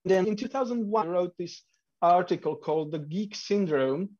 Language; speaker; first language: English; non-native, fluent; Slovak